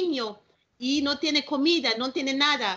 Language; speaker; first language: Spanish; non-native, learner; Malagasy